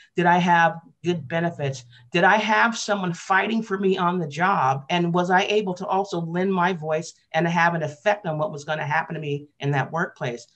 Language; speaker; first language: English; native; English